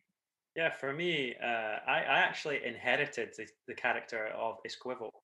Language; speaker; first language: English; native; English